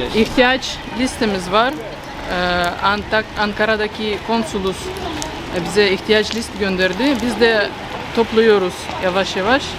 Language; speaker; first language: Turkish; non-native, learner; Ukrainian